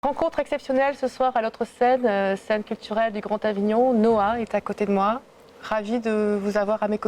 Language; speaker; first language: French; native; French